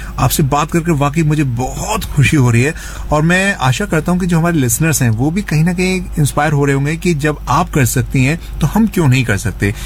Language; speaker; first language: Hindi; native; Hindi